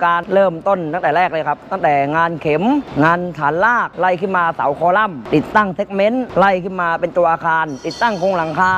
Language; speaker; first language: Thai; native; Thai